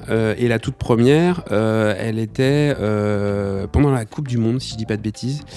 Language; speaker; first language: French; native; French